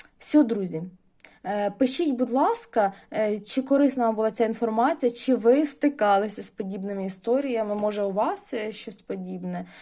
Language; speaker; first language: Ukrainian; non-native, local second language; Russian